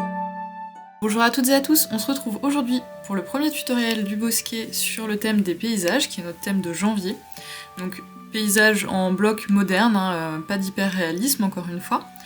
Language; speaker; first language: French; native; French